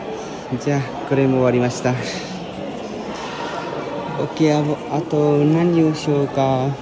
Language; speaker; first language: Japanese; non-native, learner; Nepali